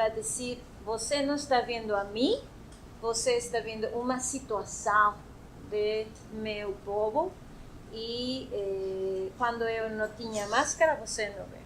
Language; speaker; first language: Portuguese; non-native, fluent; Spanish